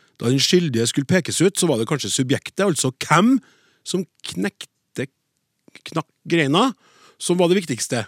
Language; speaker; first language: Norwegian; native; Norwegian